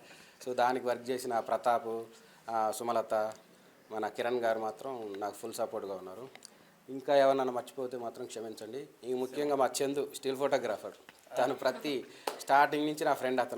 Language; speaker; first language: Telugu; native; Telugu